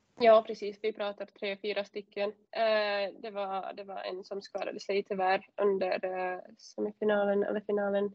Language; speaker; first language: Swedish; non-native, fluent; Czech